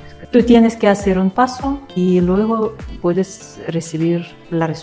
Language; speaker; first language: Spanish; non-native, learner; Russian